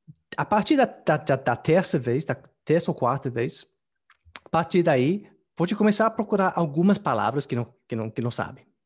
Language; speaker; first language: Portuguese; non-native, fluent; English